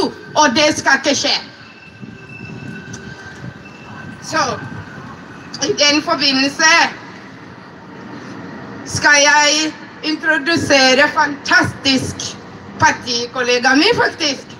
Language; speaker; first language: Norwegian; non-native, fluent; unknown